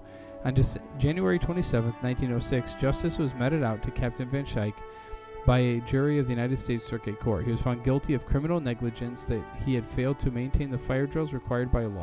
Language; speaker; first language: English; native; English